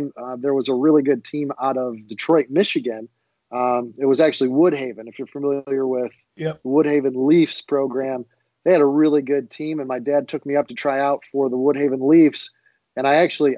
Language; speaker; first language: English; native; English